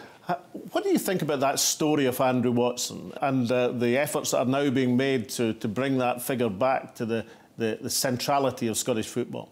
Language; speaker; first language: English; native; English